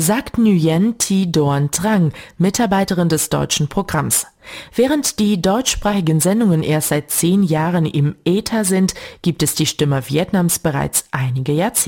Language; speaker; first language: German; native; German